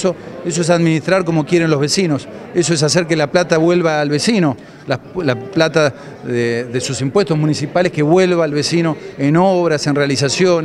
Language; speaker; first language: Spanish; native; Spanish